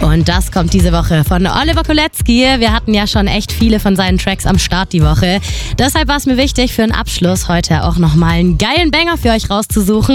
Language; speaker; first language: German; native; German